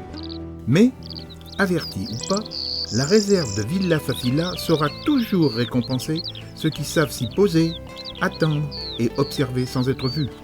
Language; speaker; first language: French; native; French